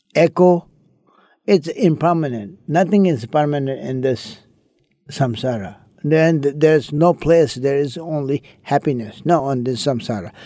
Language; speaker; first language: English; early bilingual, other home language; Chinese